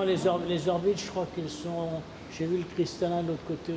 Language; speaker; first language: French; native; French